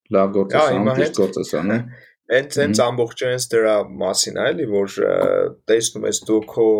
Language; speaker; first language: Armenian; native; Armenian